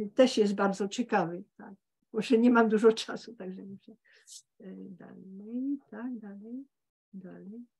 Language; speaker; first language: Polish; early bilingual, heritage; Polish